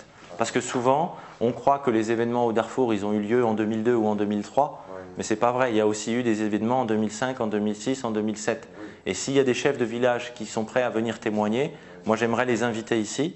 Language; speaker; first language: French; native; French